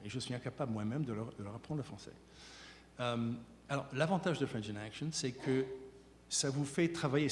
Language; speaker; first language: French; native; French